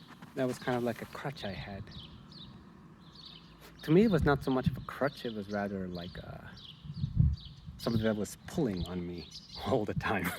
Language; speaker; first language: English; non-native, fluent; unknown